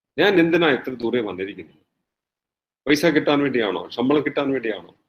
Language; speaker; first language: Malayalam; non-native, fluent; Hindi